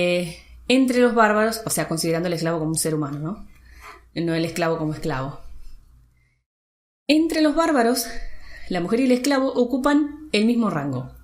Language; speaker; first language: Spanish; native; Spanish